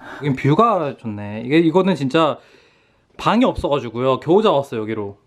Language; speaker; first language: Korean; native; Korean